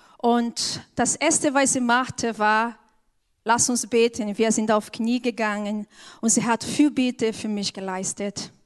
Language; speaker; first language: German; non-native, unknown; Portuguese